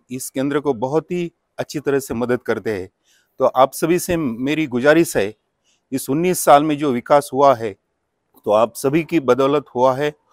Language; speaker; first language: Hindi; non-native, local second language; Marathi